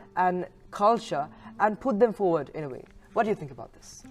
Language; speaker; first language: English; non-native, local second language; Sinhala